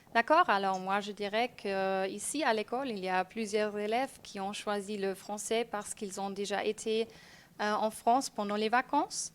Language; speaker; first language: French; non-native, fluent; German